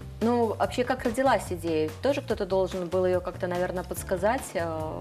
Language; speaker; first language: Russian; native; Russian